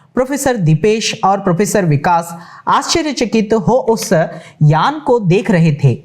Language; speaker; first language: Hindi; non-native, local second language; Telugu